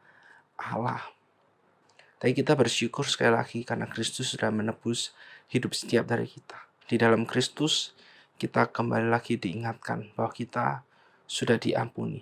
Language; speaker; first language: Indonesian; native; Indonesian